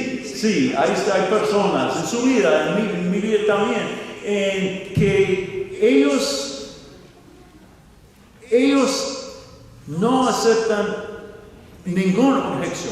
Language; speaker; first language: Spanish; non-native, fluent; English